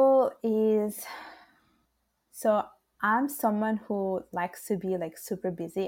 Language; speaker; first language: English; non-native, fluent; Italian